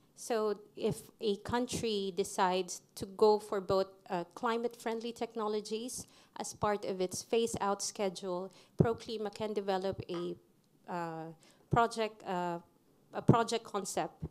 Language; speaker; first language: English; non-native, local second language; Filipino